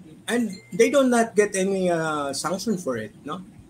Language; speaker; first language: English; non-native, local second language; Filipino